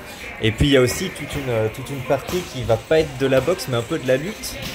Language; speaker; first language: French; native; French